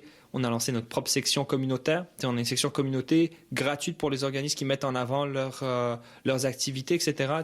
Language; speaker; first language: French; early bilingual, other home language; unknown